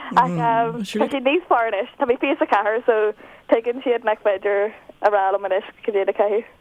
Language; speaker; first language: Irish; non-native, local second language; English